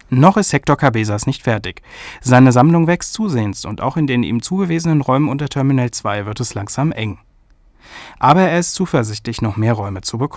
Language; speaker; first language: German; native; German